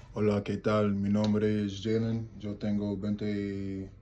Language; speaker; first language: Spanish; non-native, learner; English